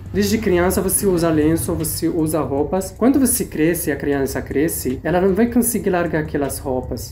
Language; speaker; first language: Portuguese; non-native, fluent; Arabic